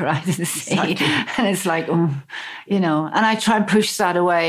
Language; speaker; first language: English; native; English